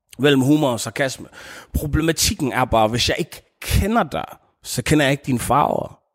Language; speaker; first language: Danish; early bilingual, other home language; Arabic